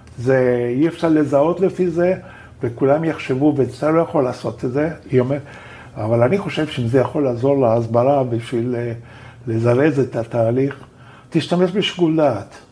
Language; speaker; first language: Hebrew; non-native, fluent; Spanish